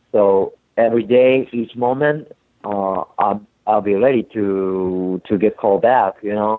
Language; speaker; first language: English; non-native, fluent; Japanese